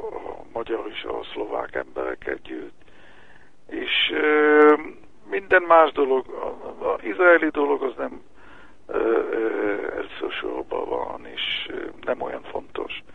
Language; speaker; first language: Hungarian; early bilingual, heritage; Hebrew